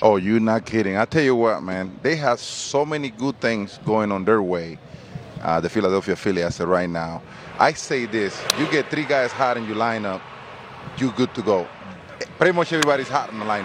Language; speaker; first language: English; non-native, fluent; Spanish